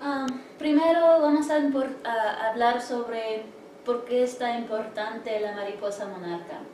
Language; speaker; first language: Spanish; early bilingual, heritage; English